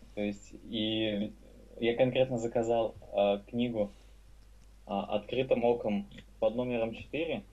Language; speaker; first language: Russian; native; Russian